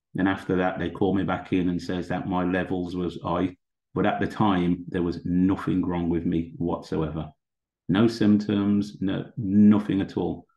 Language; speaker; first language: English; native; English